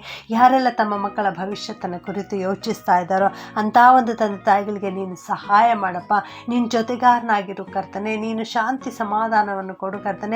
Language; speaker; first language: Kannada; native; Kannada